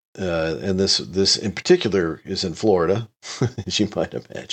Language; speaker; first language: English; native; English